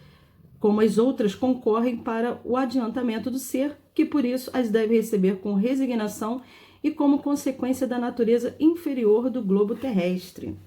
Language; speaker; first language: Portuguese; native; Portuguese